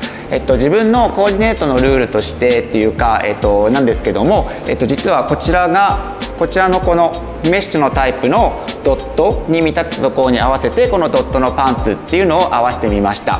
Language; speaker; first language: Japanese; native; Japanese